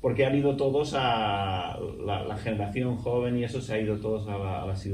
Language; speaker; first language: Spanish; non-native, fluent; English